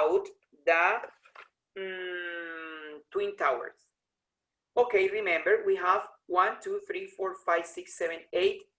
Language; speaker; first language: English; non-native, learner; Spanish